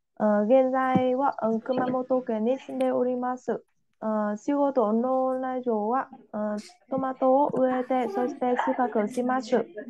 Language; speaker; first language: Japanese; non-native, learner; Vietnamese